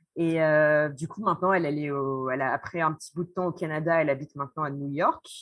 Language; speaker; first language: French; native; French